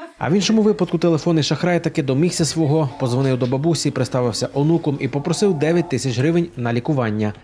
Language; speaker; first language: Ukrainian; native; Ukrainian